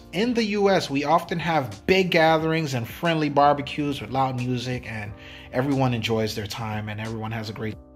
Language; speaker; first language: English; native; English